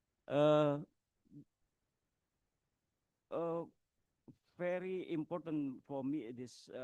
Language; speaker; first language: English; non-native, learner; Indonesian